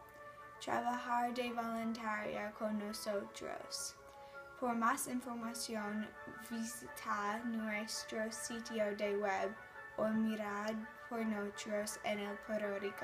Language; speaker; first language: Spanish; non-native, learner; English